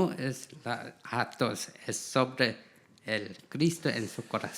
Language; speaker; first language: Spanish; non-native, learner; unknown